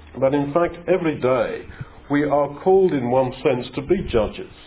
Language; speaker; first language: English; native; English